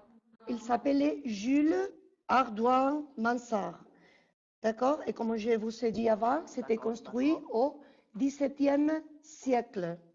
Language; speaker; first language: French; non-native, fluent; Spanish